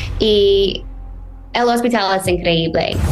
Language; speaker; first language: Spanish; non-native, fluent; English